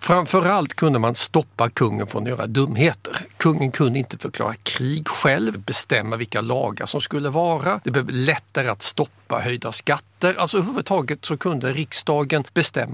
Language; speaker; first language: Swedish; native; Swedish